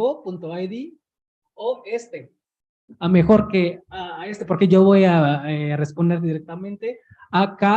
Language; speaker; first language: Spanish; early bilingual, heritage; Spanish